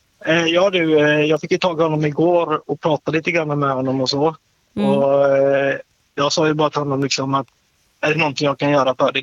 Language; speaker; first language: Swedish; native; Swedish